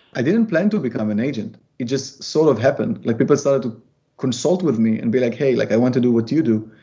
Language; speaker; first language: English; non-native, fluent; Hebrew